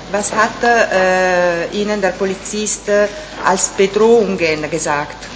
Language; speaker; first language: German; non-native, fluent; Italian